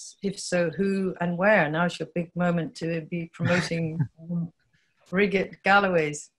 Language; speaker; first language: English; native; English